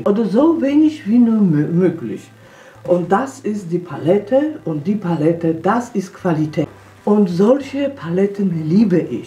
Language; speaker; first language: German; non-native, fluent; Polish